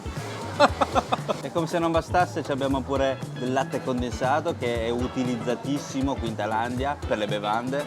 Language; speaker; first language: Italian; early bilingual, other home language; Chinese